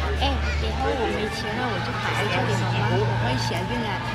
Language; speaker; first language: Chinese; non-native, fluent; Vietnamese